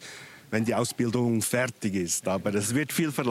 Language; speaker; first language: German; non-native, local second language; Italian